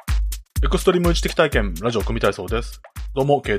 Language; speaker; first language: Japanese; native; Japanese